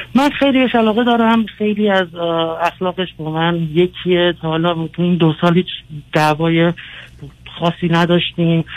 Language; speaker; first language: Persian; early bilingual, other home language; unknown